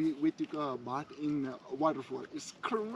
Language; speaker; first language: English; non-native, fluent; Nepali